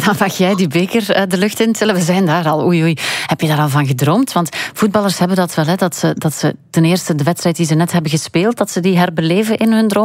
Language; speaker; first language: Dutch; native; Dutch